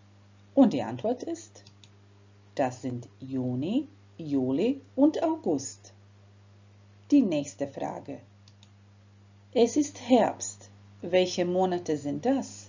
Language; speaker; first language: German; non-native, fluent; Croatian